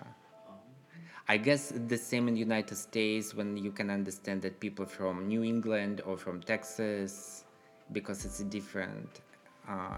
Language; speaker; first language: English; non-native, learner; Russian